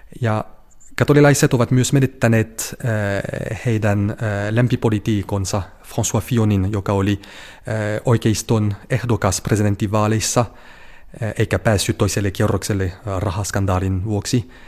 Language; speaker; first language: Finnish; non-native, fluent; French